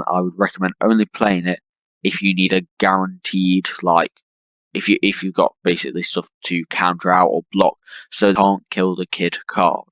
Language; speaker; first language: English; native; English